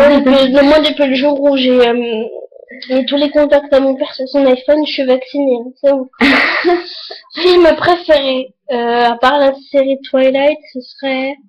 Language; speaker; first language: French; native; French